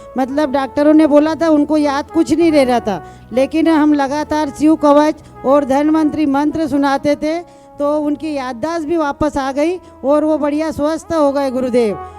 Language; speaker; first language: Hindi; native; Hindi